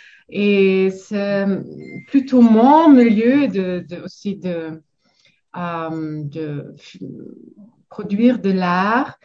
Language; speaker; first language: French; non-native, fluent; German